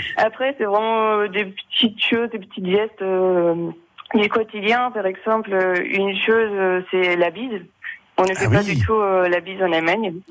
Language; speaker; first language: French; non-native, fluent; German